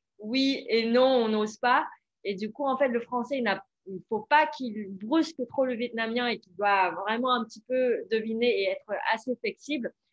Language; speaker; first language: French; non-native, fluent; Vietnamese